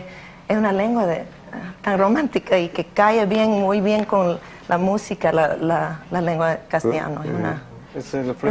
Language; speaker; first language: Spanish; early bilingual, heritage; Spanish